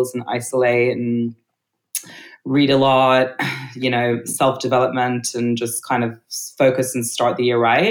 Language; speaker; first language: English; native; English